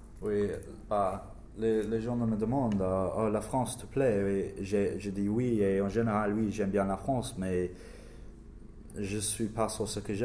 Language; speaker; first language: French; non-native, learner; English